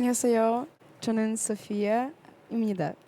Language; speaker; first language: Korean; non-native, learner; Ukrainian